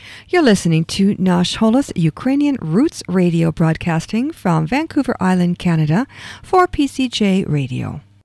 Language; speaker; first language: English; early bilingual, other home language; Ukrainian